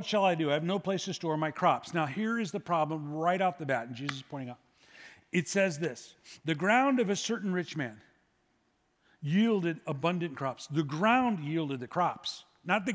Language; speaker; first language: English; native; English